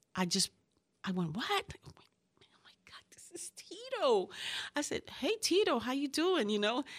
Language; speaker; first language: English; early bilingual, other home language; Spanish